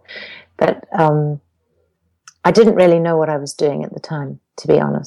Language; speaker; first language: English; native; English